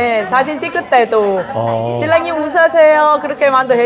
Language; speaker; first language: Korean; non-native, learner; Vietnamese